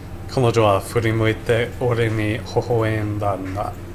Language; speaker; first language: Japanese; non-native, learner; English